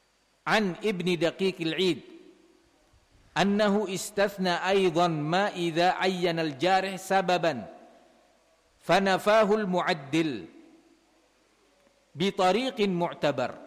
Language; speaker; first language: Arabic; non-native, fluent; Indonesian